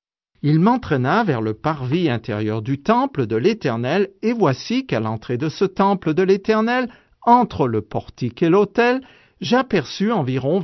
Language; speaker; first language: French; native; French